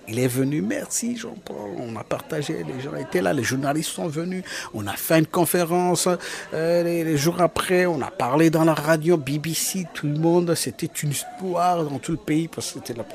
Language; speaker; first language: French; non-native, local second language; Kinyarwanda